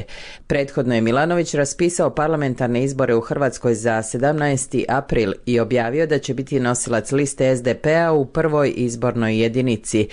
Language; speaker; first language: Croatian; native; Croatian